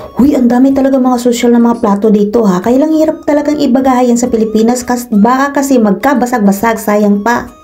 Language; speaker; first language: Filipino; non-native, local second language; Cebuano